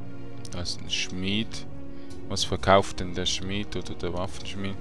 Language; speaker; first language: German; native; German